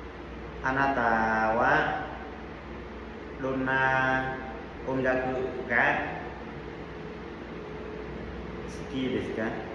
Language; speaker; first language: Japanese; non-native, learner; Vietnamese